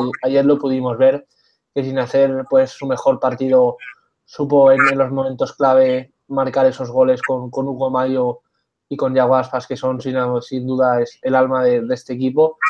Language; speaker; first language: Spanish; native; Spanish